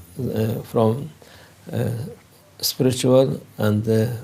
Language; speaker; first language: English; non-native, learner; Turkish